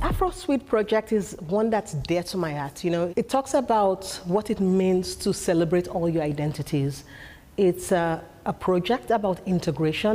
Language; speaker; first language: English; non-native, local second language; Yoruba